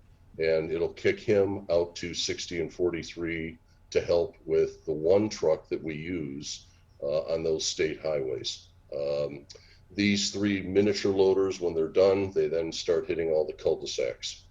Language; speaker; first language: English; native; English